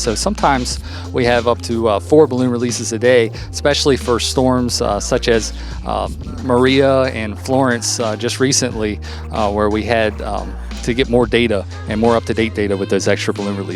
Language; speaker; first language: English; native; English